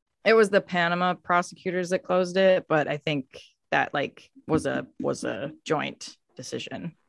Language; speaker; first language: English; native; English